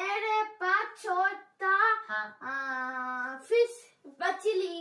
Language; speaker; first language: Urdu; non-native, local second language; Tamil